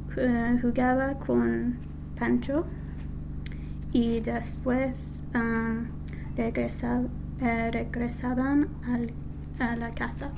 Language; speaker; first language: Spanish; non-native, learner; English